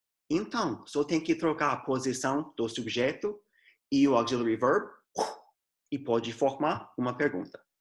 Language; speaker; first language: Portuguese; non-native, fluent; English